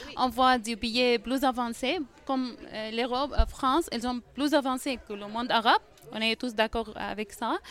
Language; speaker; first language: French; non-native, fluent; Arabic